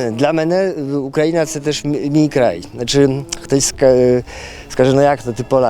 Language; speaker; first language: Polish; non-native, learner; Ukrainian